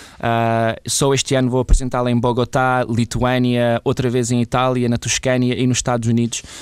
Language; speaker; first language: Portuguese; early bilingual, other home language; English